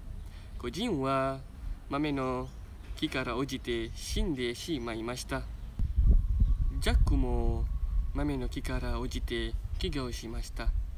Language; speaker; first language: Japanese; non-native, learner; Indonesian